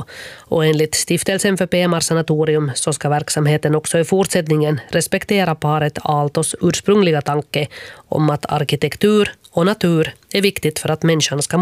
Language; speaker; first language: Swedish; native; Swedish